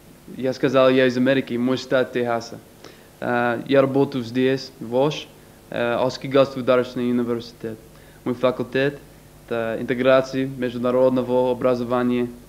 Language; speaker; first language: Russian; non-native, learner; English